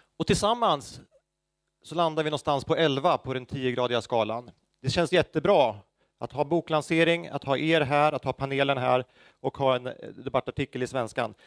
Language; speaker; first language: Swedish; native; Swedish